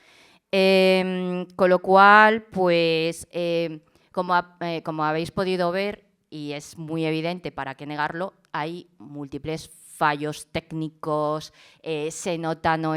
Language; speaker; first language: Spanish; early bilingual, other home language; Chinese